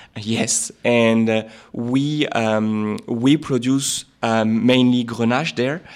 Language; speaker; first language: English; non-native, fluent; French